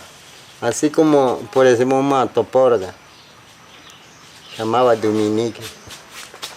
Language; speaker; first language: Portuguese; non-native, local second language; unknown